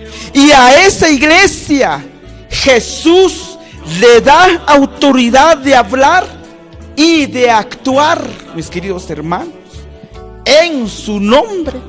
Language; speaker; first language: Spanish; non-native, local second language; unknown